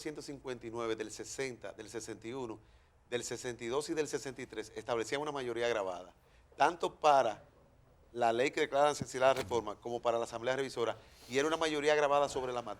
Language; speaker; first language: Spanish; native; Spanish